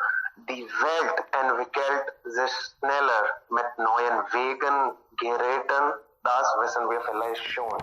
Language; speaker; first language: German; non-native, learner; Hindi